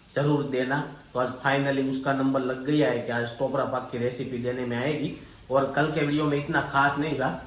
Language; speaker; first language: Hindi; non-native, local second language; Gujarati